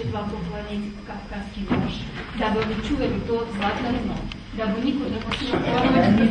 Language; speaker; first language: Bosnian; non-native, fluent; Russian